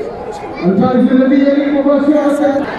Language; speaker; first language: Arabic; native; Arabic